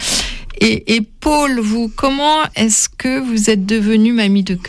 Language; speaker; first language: French; native; French